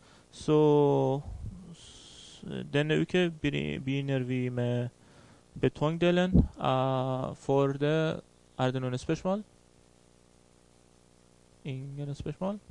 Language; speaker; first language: Norwegian; non-native, fluent; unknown